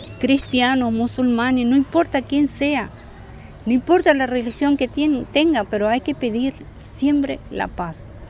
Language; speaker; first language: Spanish; non-native, fluent; Arabic